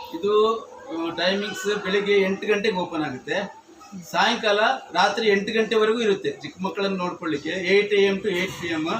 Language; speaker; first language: Kannada; native; Kannada